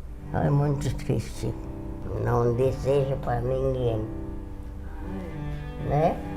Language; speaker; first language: Portuguese; non-native, fluent; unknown